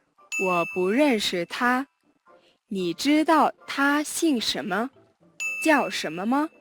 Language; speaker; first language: Chinese; non-native, learner; Mongolian